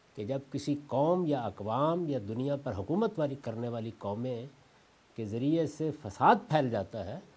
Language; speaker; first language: Urdu; non-native, local second language; Punjabi